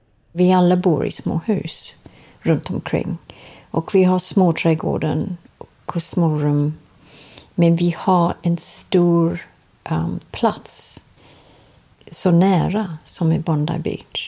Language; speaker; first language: Swedish; non-native, learner; English